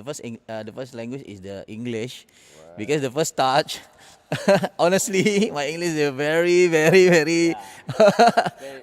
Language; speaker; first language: English; non-native, learner; Indonesian